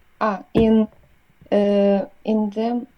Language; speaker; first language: German; non-native, learner; Ukrainian